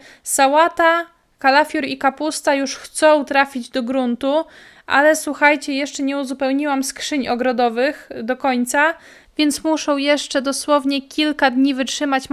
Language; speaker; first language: Polish; native; Polish